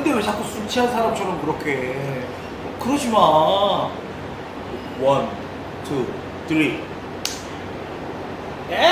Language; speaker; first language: Korean; native; Korean